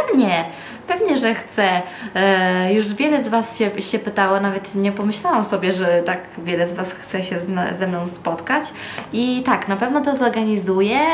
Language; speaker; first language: Polish; early bilingual, heritage; Polish